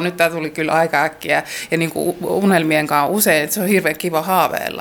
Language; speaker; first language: Finnish; native; Finnish